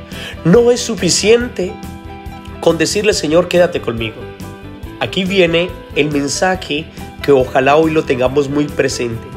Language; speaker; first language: Spanish; native; Spanish